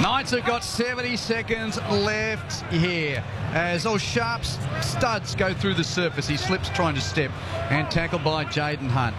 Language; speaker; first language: English; native; English